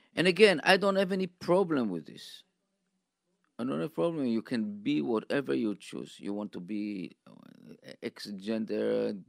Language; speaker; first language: English; non-native, fluent; Hebrew